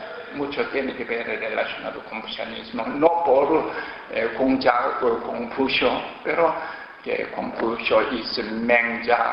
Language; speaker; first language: Spanish; non-native, learner; Korean